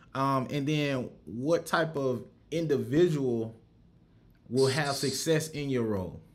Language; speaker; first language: English; native; English